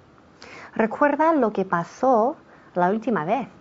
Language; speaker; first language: Spanish; non-native, fluent; English